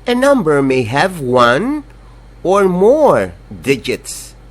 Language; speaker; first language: English; non-native, local second language; Filipino